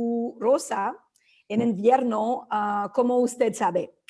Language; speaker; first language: Spanish; non-native, fluent; French